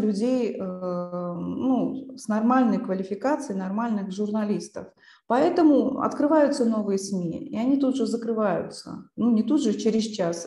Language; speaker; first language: Russian; non-native, local second language; Uzbek